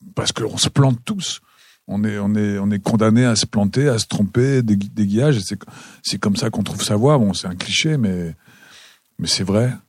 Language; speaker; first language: French; native; French